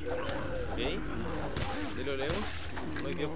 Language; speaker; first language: Spanish; native; Spanish